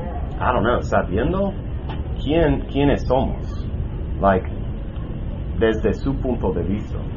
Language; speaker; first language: Spanish; non-native, learner; English